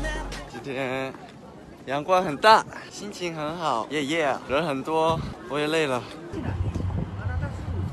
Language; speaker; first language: Chinese; early bilingual, heritage; Chinese